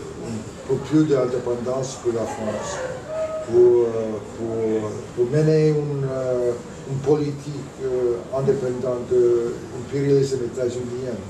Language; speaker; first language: French; non-native, fluent; English